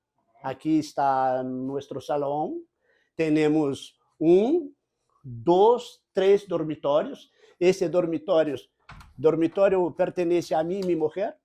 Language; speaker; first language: Spanish; non-native, fluent; Portuguese